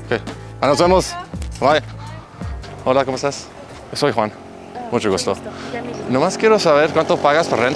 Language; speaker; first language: Spanish; native; Spanish